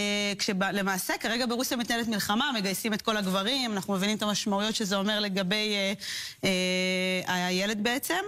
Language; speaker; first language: Hebrew; native; Hebrew